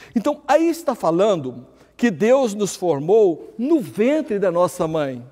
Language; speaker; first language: Portuguese; native; Portuguese